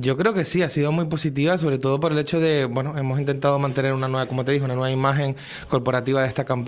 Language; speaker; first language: Spanish; native; Spanish